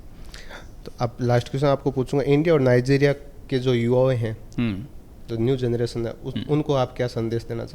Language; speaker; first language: Hindi; native; Hindi